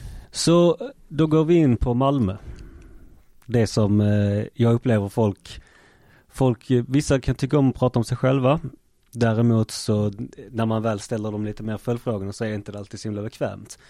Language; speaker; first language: Swedish; native; Swedish